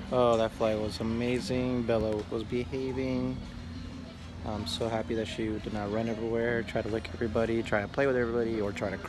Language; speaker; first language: English; native; English